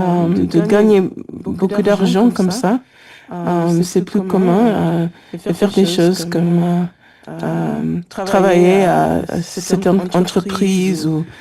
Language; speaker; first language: French; non-native, learner; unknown